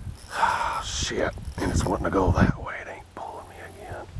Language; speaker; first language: English; native; English